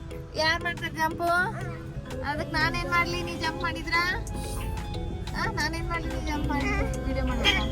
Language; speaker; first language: Kannada; native; Kannada